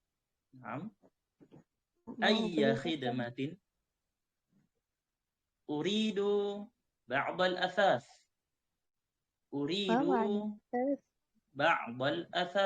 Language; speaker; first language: Arabic; non-native, fluent; Indonesian